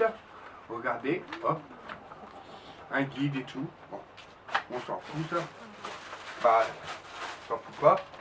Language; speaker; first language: French; native; French